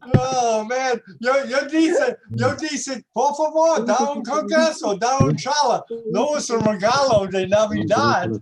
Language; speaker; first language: Spanish; non-native, learner; English